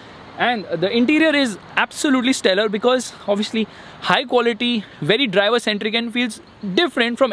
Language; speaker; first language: English; non-native, local second language; Hindi